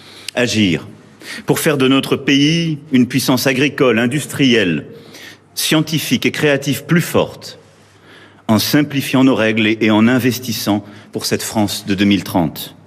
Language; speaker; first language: French; native; French